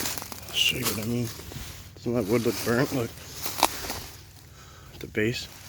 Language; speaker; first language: English; native; English